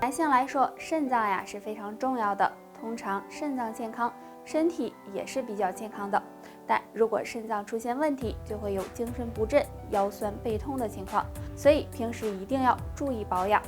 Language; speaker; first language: Chinese; native; Chinese